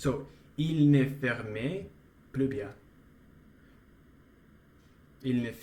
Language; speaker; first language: French; non-native, learner; Russian